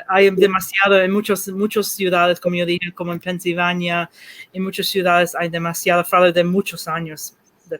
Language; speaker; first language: Spanish; early bilingual, heritage; Spanish